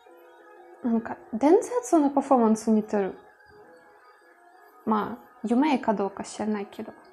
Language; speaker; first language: Japanese; non-native, fluent; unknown